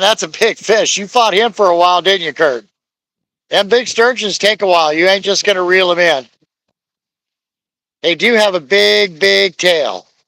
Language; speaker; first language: English; native; English